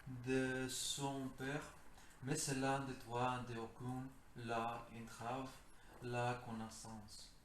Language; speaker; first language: French; non-native, learner; Greek